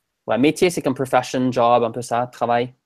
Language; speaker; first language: French; non-native, fluent; English